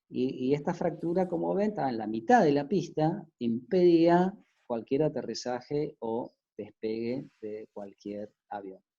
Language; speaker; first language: Spanish; native; Spanish